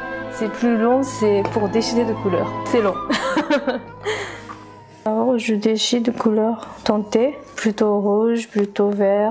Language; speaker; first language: French; non-native, learner; Japanese